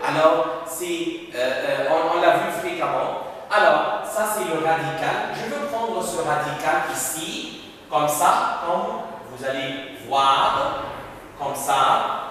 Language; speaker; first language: French; non-native, fluent; Arabic